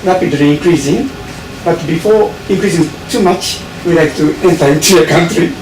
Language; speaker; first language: English; non-native, learner; Japanese